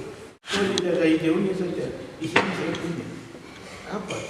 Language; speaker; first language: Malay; non-native, local second language; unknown